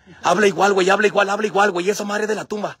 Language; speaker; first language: Spanish; native; Spanish